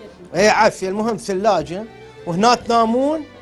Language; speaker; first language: Arabic; native; Arabic